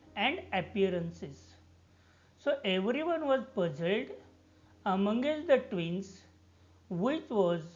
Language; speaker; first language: English; non-native, local second language; Marathi